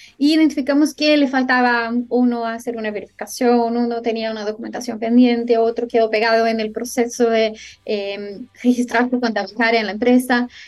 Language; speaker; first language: Spanish; non-native, fluent; Portuguese